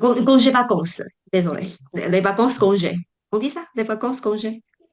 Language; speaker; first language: French; non-native, learner; Chinese